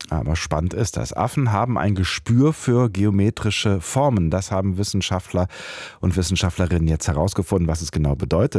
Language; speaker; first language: German; native; German